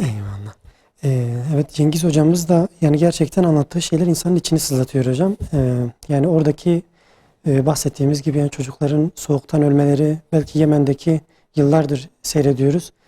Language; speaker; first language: Turkish; native; Turkish